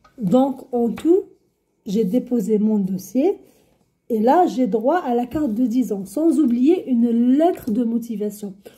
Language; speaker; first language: French; non-native, local second language; Arabic